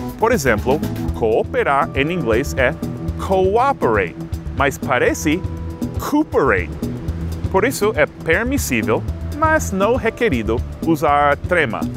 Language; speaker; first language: Portuguese; non-native, fluent; English